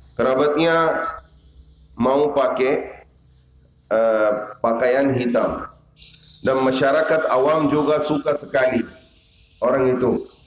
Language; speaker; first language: Indonesian; non-native, learner; Urdu